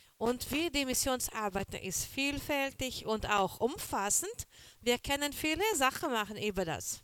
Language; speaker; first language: German; non-native, fluent; Portuguese